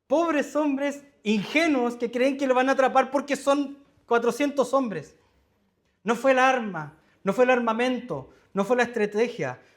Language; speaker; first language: Spanish; native; Spanish